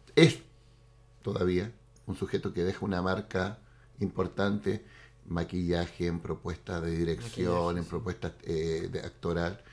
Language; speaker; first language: Spanish; native; Spanish